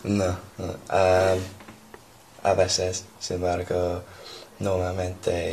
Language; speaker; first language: Spanish; non-native, learner; English